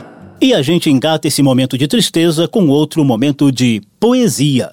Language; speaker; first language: Portuguese; native; Portuguese